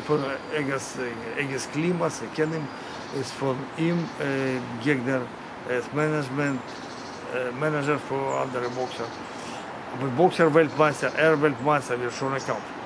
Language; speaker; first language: German; non-native, learner; Russian